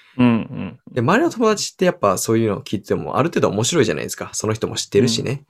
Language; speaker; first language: Japanese; early bilingual, heritage; Japanese